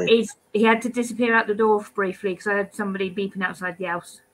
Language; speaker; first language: English; native; English